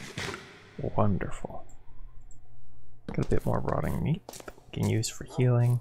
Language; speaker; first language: English; native; English